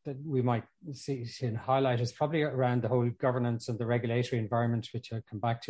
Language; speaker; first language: English; native; English